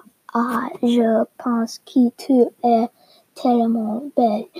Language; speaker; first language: French; non-native, learner; English